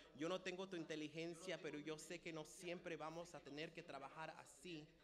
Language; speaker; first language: Spanish; early bilingual, heritage; Spanish